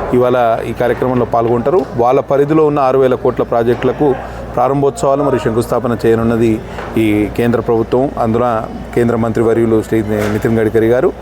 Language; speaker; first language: Telugu; native; Telugu